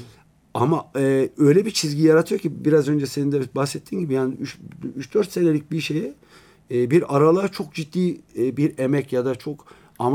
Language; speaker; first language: Turkish; native; Turkish